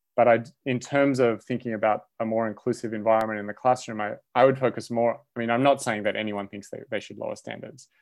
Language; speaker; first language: English; native; English